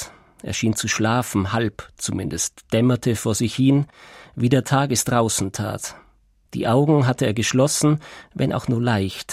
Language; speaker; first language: German; native; German